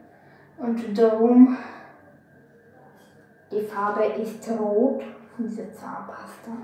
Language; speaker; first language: German; non-native, learner; Bulgarian